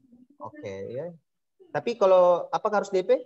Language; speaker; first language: Indonesian; native; Indonesian